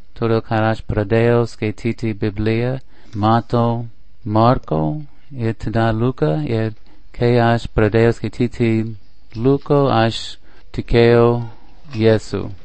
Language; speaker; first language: Lithuanian; non-native, learner; English